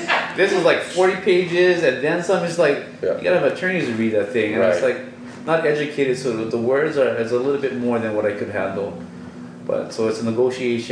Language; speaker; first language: English; native; English